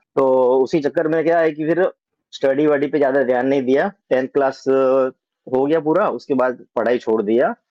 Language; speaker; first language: Hindi; non-native, local second language; Gujarati